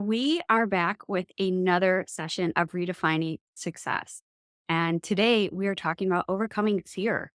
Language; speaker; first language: English; native; English